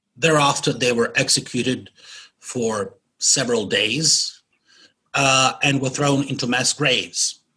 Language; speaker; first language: English; non-native, fluent; Bosnian